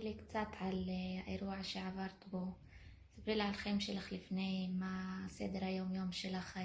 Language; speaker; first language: Hebrew; native; Hebrew